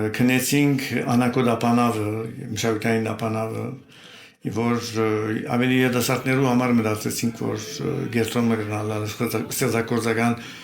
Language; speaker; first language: Armenian; early bilingual, heritage; Armenian